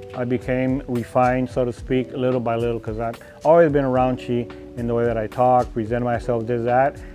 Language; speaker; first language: English; native; English